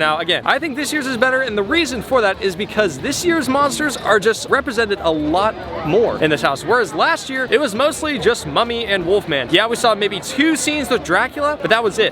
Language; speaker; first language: English; native; English